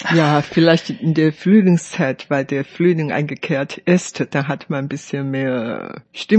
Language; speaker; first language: German; non-native, fluent; Chinese